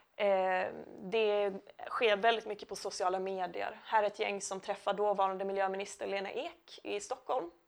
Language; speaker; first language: Swedish; native; Swedish